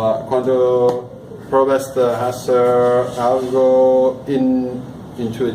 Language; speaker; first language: Spanish; non-native, learner; English